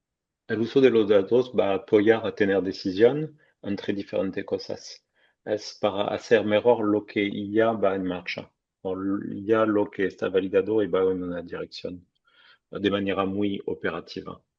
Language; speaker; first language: Spanish; non-native, fluent; French